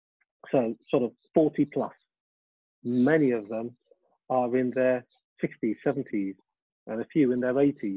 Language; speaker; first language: English; early bilingual, other home language; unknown